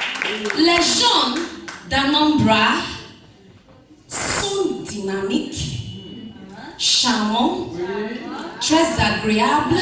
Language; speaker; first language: French; non-native, learner; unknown